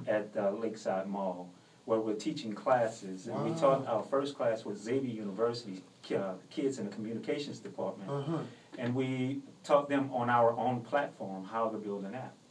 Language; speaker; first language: English; native; English